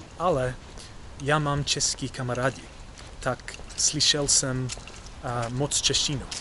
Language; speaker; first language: Czech; non-native, learner; English